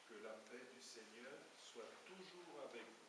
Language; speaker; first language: French; native; French